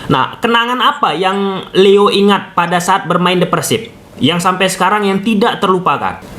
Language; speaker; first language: Indonesian; native; Indonesian